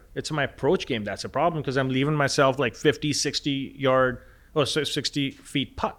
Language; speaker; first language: English; non-native, local second language; Punjabi